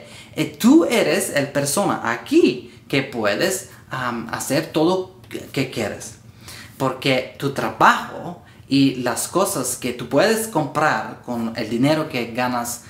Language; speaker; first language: Spanish; non-native, learner; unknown